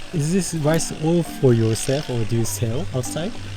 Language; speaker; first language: English; non-native, learner; Japanese